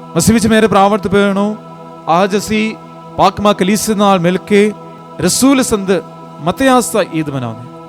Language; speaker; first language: Punjabi; non-native, fluent; Malayalam